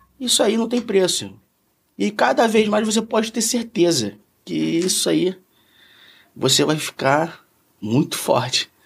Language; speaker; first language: Portuguese; native; Portuguese